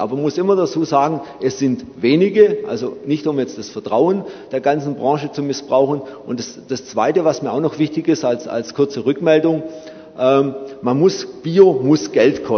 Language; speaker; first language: German; native; German